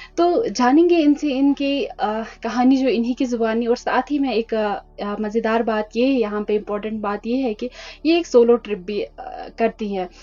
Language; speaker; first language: Hindi; non-native, local second language; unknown